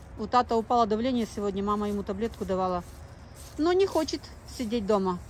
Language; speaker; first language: Russian; native; Russian